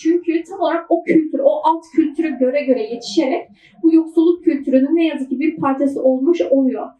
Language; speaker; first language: Turkish; native; Turkish